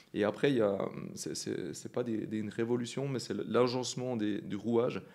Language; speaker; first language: French; native; French